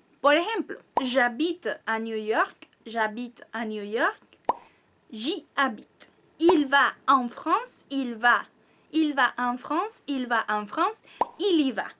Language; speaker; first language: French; non-native, fluent; Spanish